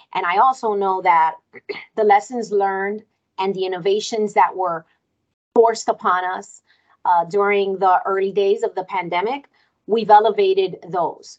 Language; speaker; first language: English; early bilingual, other home language; Spanish